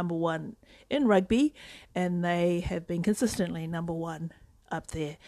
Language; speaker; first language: English; native; English